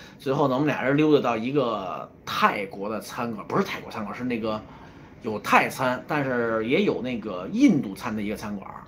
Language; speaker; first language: Chinese; native; Chinese